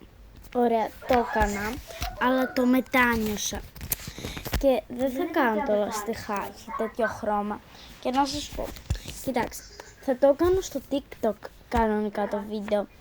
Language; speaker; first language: Greek; native; Greek